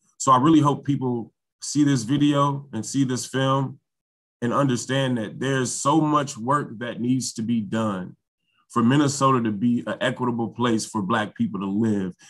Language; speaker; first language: English; native; English